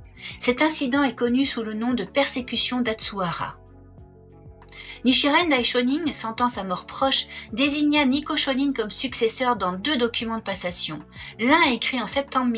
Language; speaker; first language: French; native; French